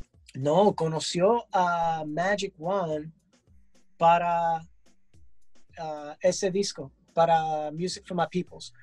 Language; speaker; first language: Spanish; early bilingual, heritage; English